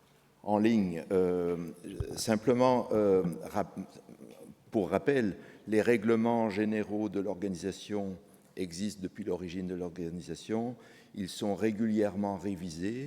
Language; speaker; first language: French; native; French